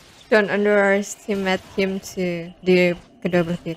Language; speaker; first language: English; non-native, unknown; Indonesian